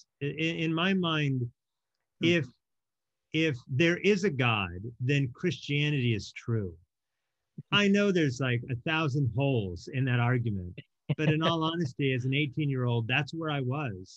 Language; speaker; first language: English; native; English